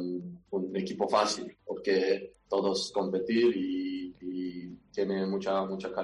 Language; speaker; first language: Spanish; non-native, learner; Romanian